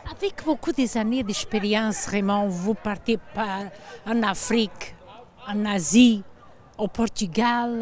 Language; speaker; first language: French; early bilingual, heritage; Portuguese